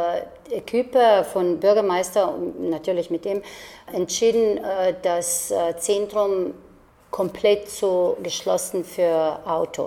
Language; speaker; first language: German; non-native, fluent; Slovenian